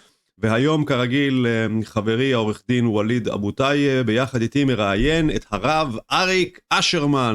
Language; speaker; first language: Hebrew; native; Hebrew